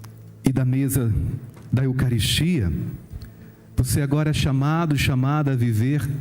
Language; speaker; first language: Portuguese; native; Portuguese